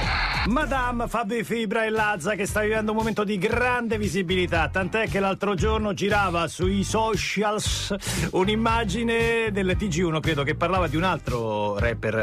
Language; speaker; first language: Italian; native; Italian